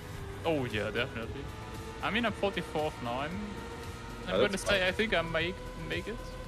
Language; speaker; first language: English; non-native, fluent; German